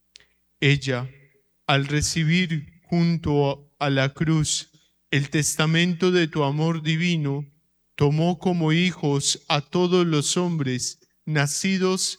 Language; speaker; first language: Spanish; native; Spanish